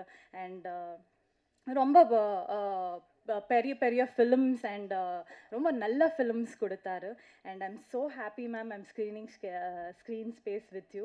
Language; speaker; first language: Tamil; non-native, learner; Kannada